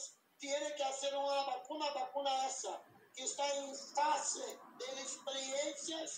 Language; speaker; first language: Spanish; non-native, learner; Portuguese